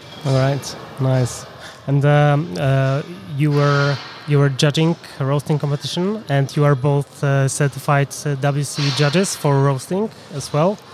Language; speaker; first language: English; non-native, fluent; Polish